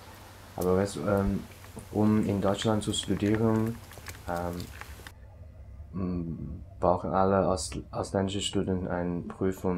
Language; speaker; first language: German; non-native, learner; Chinese